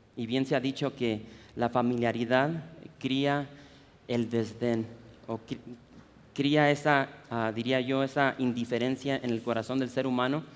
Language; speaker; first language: Spanish; early bilingual, heritage; Spanish